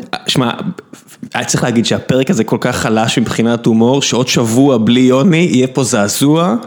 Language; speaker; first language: Hebrew; native; Hebrew